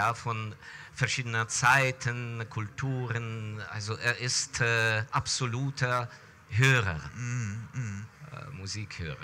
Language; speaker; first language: German; non-native, fluent; Ukrainian